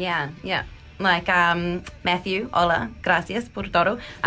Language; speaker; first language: Spanish; non-native, learner; English